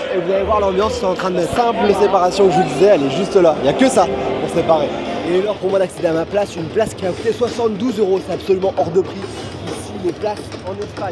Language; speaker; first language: French; native; French